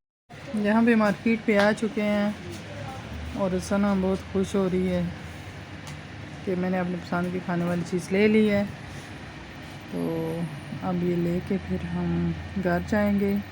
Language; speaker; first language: Hindi; native; Hindi